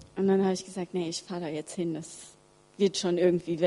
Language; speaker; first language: German; early bilingual, other home language; Russian